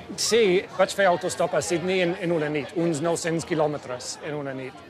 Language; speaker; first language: Catalan; non-native, fluent; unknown